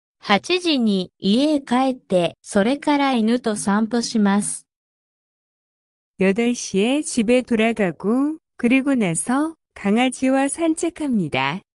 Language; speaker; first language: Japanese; non-native, fluent; Korean